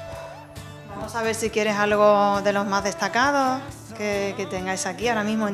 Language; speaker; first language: Spanish; native; Spanish